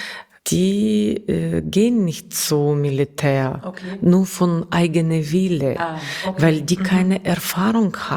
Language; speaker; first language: German; non-native, learner; Russian